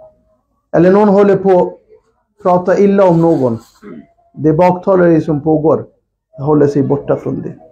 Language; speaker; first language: Swedish; non-native, local second language; Urdu